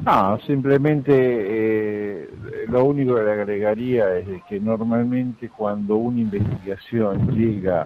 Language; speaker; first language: Spanish; native; Spanish